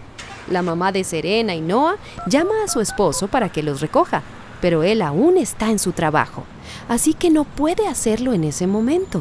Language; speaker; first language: Spanish; native; Spanish